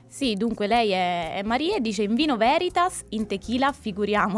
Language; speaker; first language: Italian; native; Italian